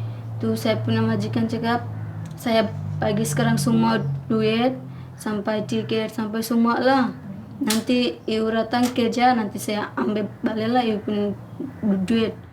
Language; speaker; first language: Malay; non-native, learner; Bangla